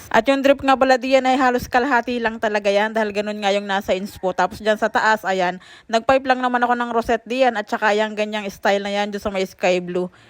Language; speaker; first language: Filipino; native; Filipino